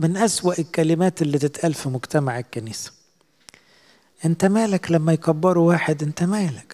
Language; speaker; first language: Arabic; native; Arabic